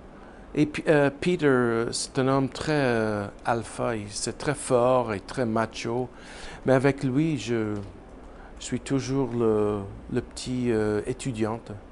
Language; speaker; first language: French; non-native, learner; English